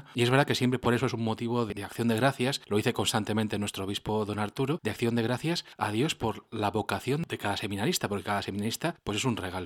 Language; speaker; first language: Spanish; native; Spanish